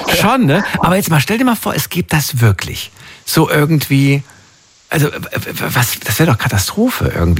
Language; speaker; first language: German; native; German